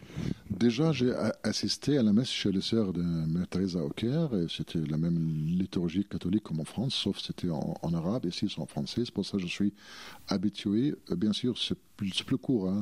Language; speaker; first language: French; non-native, fluent; Arabic